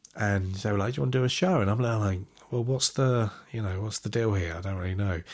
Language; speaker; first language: English; native; English